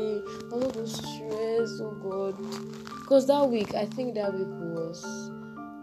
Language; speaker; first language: English; non-native, local second language; Yoruba